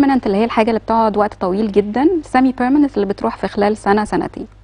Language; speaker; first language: Arabic; native; Arabic